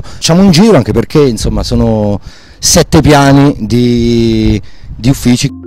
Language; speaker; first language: Italian; native; Italian